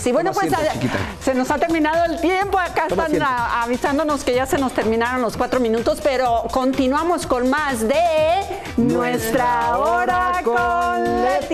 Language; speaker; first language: Spanish; native; Spanish